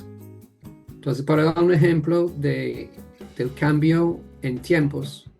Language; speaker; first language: Spanish; non-native, fluent; English